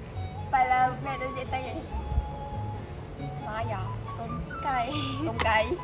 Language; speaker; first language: Chinese; non-native, fluent; Lao